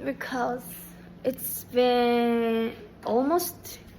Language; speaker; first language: English; non-native, fluent; Japanese